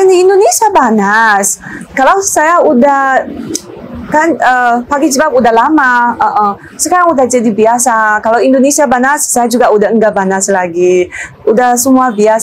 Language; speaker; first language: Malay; non-native, learner; Chinese